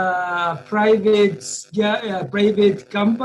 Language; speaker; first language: English; non-native, local second language; Swahili